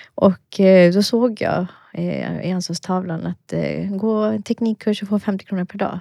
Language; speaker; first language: Swedish; early bilingual, other home language; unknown